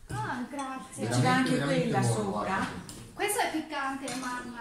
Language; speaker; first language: Italian; non-native, learner; Thai